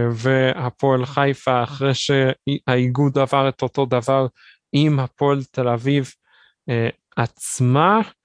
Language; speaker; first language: Hebrew; native; Hebrew